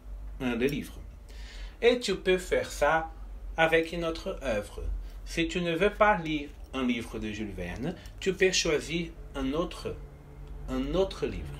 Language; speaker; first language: French; non-native, fluent; Portuguese